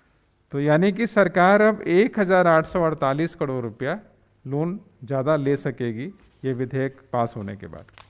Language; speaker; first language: Hindi; native; Hindi